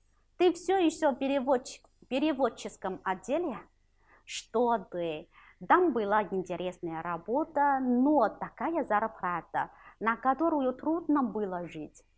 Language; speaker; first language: Russian; non-native, fluent; Chinese